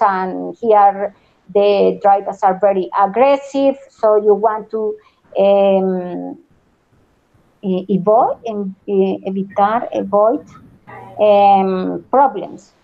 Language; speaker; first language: English; non-native, learner; Spanish